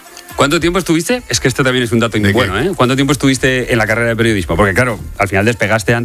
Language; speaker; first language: Spanish; native; Spanish